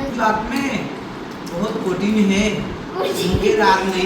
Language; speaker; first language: Hindi; non-native, learner; Bangla